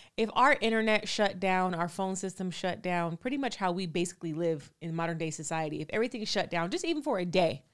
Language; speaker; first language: English; native; English